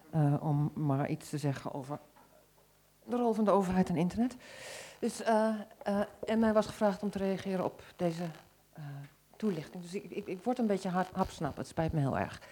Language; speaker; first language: Dutch; native; Dutch